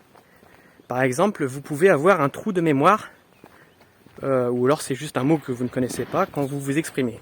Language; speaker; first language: French; native; French